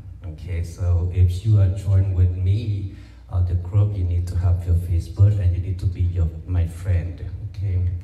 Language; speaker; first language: English; non-native, fluent; Vietnamese